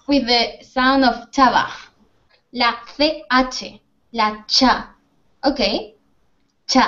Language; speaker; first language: Spanish; native; Spanish